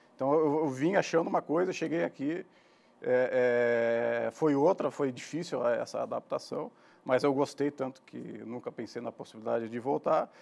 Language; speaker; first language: Portuguese; native; Portuguese